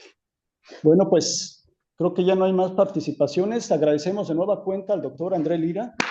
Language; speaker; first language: Spanish; native; Spanish